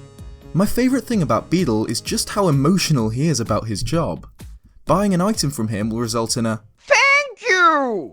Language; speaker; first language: English; native; English